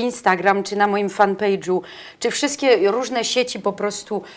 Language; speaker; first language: Polish; early bilingual, heritage; Polish